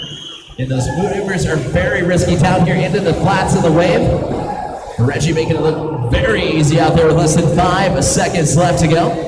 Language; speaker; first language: English; native; English